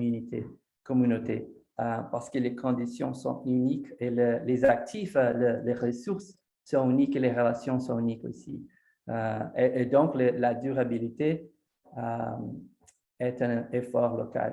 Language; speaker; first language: French; non-native, fluent; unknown